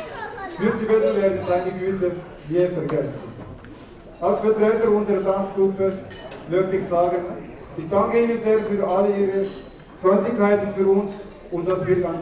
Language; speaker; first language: German; non-native, fluent; Tibetan